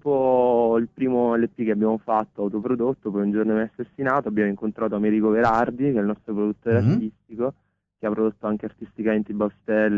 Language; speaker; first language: Italian; native; Italian